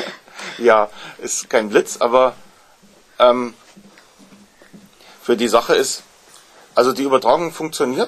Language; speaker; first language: German; native; German